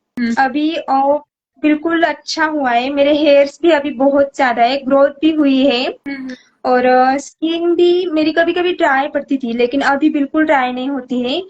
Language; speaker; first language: Hindi; native; Hindi